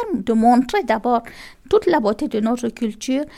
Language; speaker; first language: French; non-native, local second language; Fula